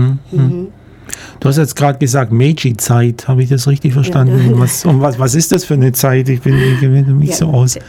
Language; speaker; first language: German; native; German